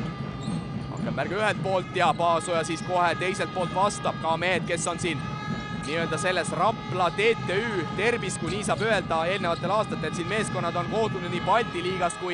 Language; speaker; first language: Estonian; native; Estonian